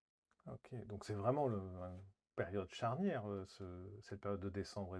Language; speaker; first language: French; native; French